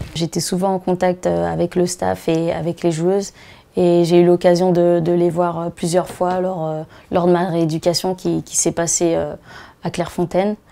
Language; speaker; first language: French; native; French